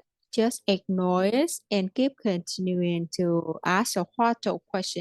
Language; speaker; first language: English; non-native, fluent; Vietnamese